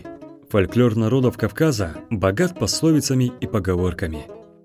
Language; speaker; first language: Russian; native; Russian